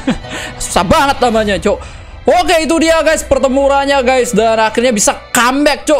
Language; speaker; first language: Indonesian; native; Indonesian